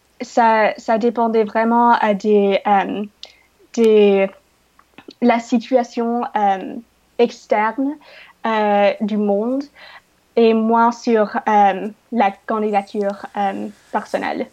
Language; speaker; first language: French; non-native, learner; English